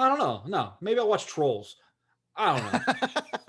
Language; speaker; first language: English; native; English